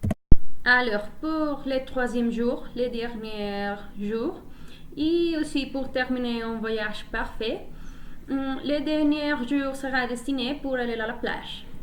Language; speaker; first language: French; non-native, learner; Spanish